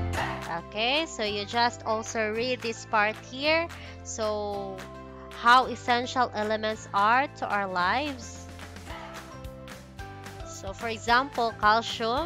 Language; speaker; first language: English; non-native, local second language; Cebuano